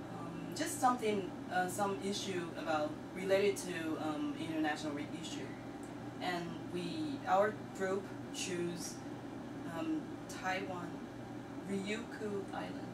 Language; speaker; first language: English; non-native, learner; Chinese